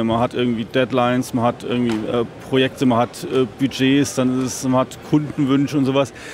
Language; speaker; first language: German; native; German